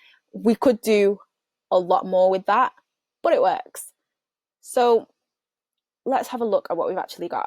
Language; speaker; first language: English; native; English